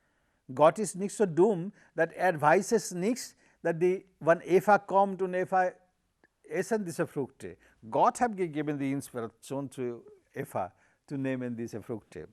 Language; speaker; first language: German; non-native, learner; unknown